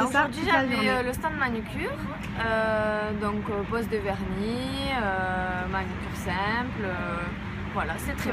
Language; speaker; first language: French; native; French